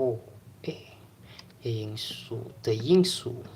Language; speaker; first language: Chinese; non-native, learner; Indonesian